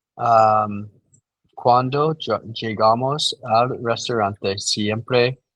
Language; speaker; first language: Spanish; non-native, learner; English